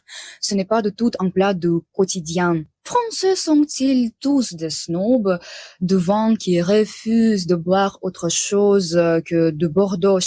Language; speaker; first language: French; non-native, fluent; Russian